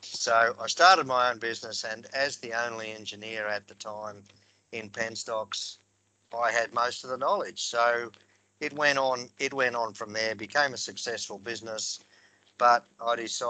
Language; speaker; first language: English; native; English